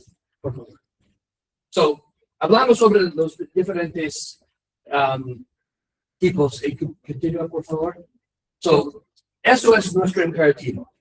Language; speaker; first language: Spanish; non-native, learner; English